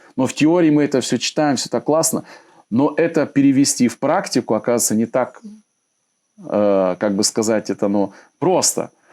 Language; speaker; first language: Russian; native; Russian